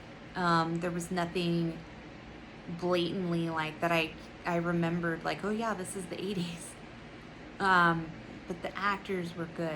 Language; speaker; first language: English; native; English